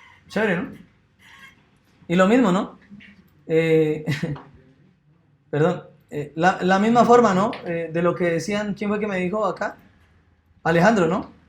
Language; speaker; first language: Spanish; native; Spanish